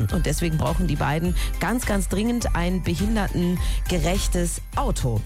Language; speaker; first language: German; native; German